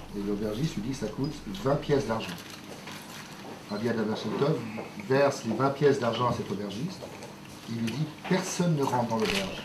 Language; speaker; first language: French; native; French